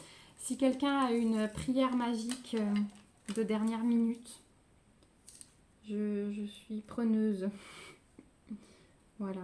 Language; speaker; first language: French; native; French